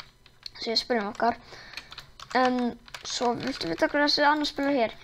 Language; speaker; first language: Icelandic; non-native, learner; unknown